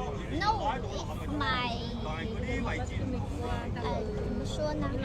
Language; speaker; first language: English; non-native, learner; Chinese